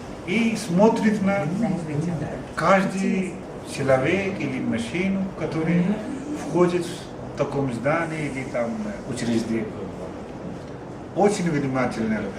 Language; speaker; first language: Russian; non-native, learner; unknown